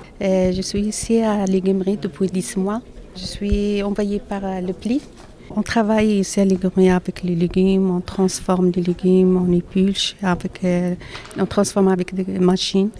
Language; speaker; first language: French; non-native, learner; Arabic